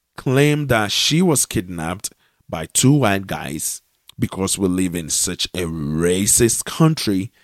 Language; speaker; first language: English; non-native, local second language; Akan